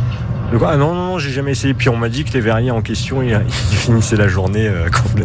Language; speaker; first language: French; native; French